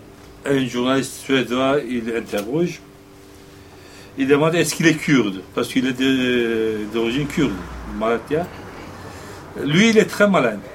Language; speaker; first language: French; non-native, fluent; Kurdish